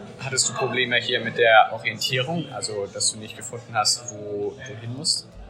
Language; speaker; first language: German; native; German